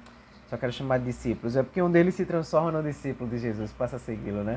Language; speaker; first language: Portuguese; native; Portuguese